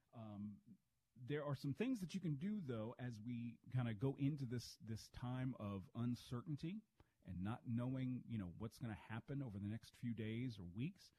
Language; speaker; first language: English; native; English